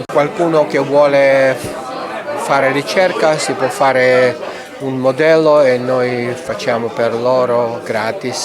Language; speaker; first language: Italian; non-native, learner; Georgian